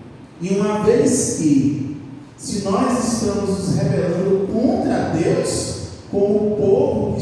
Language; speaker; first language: Portuguese; native; Portuguese